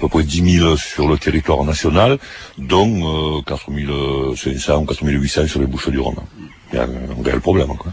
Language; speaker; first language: French; native; French